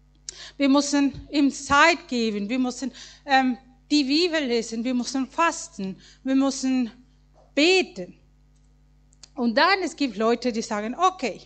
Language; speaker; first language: German; non-native, fluent; Spanish